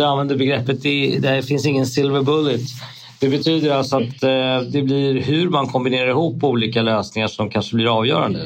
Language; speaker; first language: Swedish; native; Swedish